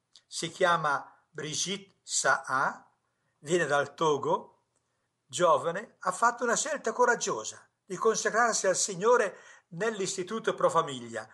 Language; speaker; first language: Italian; native; Italian